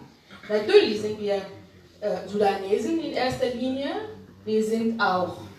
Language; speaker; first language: German; non-native, fluent; Arabic